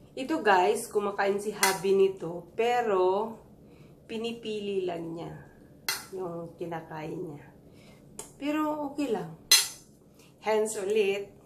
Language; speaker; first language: Filipino; non-native, local second language; Cebuano